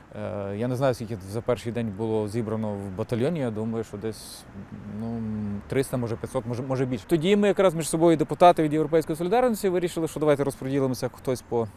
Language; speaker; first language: Ukrainian; native; Ukrainian